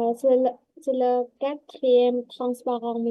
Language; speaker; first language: French; non-native, learner; Vietnamese